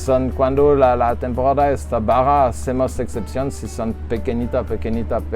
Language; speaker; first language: Spanish; non-native, learner; French